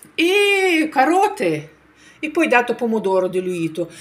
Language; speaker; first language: Italian; non-native, fluent; Ukrainian